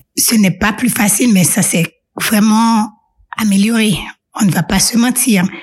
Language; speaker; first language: French; non-native, local second language; Haitian Creole